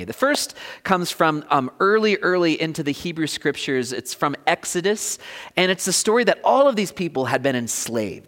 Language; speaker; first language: English; native; English